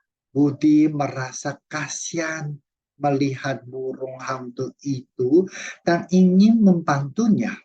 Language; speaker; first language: Indonesian; non-native, fluent; Chinese